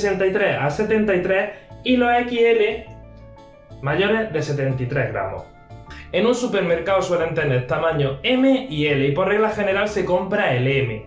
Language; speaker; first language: Spanish; native; Spanish